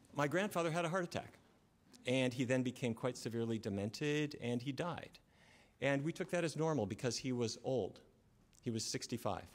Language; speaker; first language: English; native; English